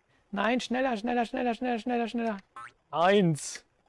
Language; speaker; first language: German; native; German